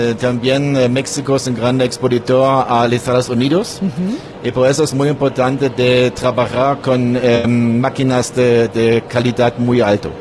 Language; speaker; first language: Spanish; non-native, learner; German